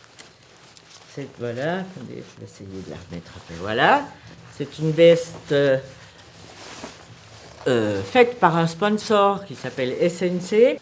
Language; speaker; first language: French; native; French